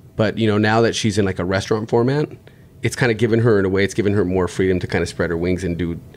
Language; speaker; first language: English; native; English